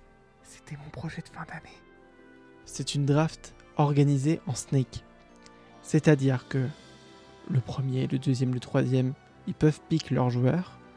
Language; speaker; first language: French; native; French